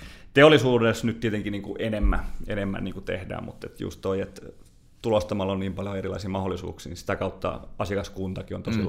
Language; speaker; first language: Finnish; native; Finnish